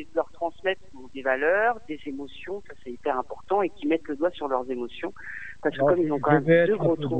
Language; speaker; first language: French; native; French